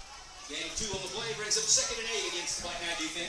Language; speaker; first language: English; native; English